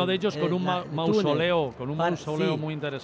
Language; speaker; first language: Spanish; native; Spanish